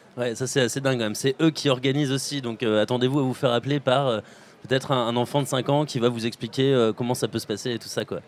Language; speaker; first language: French; native; French